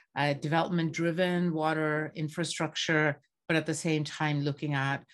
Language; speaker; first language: English; non-native, local second language; Bangla